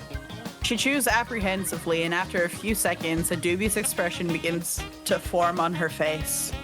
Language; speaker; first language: English; native; English